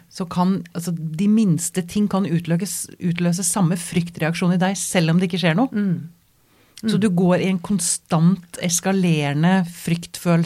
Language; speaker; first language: Norwegian; native; Norwegian